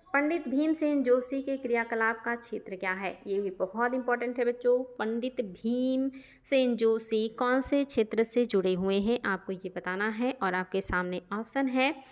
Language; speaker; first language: Hindi; native; Hindi